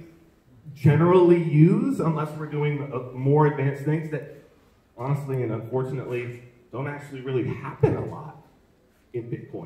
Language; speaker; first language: English; native; English